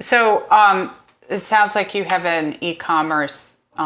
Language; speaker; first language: English; native; English